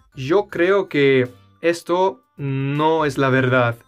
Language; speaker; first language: Spanish; non-native, fluent; German